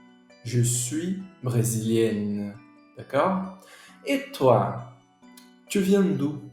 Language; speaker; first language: French; non-native, fluent; Portuguese